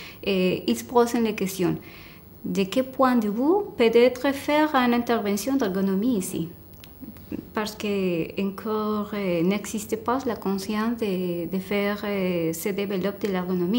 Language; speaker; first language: French; non-native, fluent; Spanish